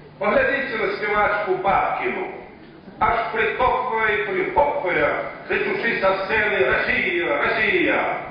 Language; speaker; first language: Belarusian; native; Belarusian